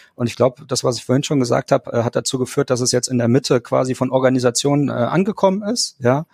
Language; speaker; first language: German; native; German